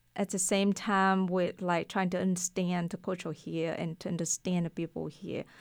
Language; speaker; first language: English; non-native, fluent; Vietnamese